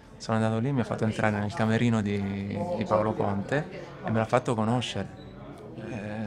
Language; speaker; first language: Italian; native; Italian